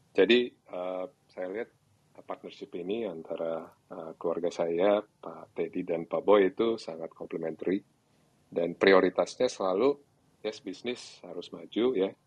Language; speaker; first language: Indonesian; early bilingual, other home language; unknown